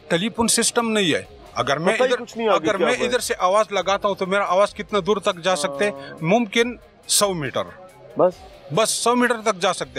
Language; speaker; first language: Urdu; non-native, local second language; Pashto